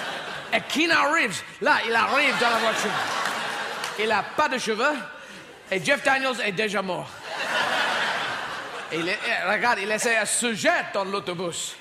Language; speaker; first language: French; non-native, learner; English